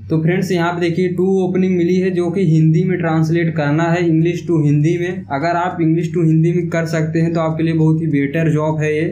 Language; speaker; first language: Hindi; native; Hindi